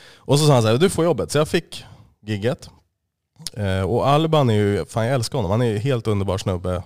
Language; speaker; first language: Swedish; native; Swedish